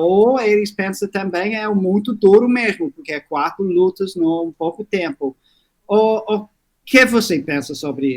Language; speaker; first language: Portuguese; non-native, learner; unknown